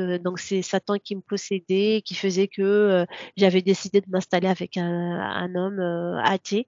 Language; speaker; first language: French; non-native, local second language; Comorian